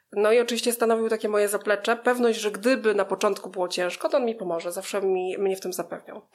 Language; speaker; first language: Polish; native; Polish